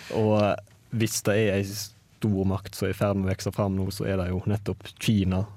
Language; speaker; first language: Norwegian; native; Norwegian